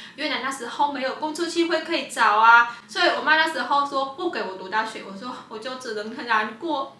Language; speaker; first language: Chinese; non-native, fluent; Vietnamese